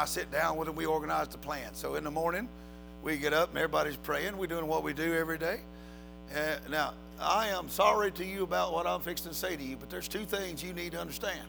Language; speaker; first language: English; native; English